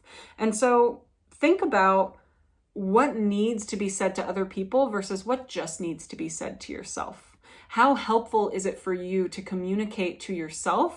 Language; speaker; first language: English; native; English